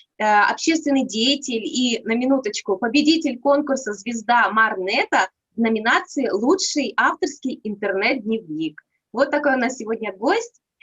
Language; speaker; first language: Russian; native; Russian